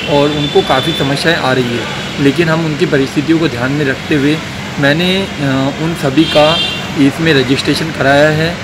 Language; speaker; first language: Hindi; native; Hindi